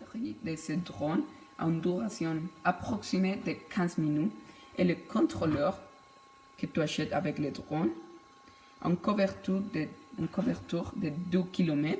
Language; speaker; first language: French; non-native, learner; Spanish